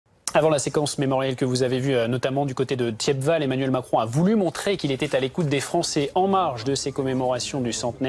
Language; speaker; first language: French; native; French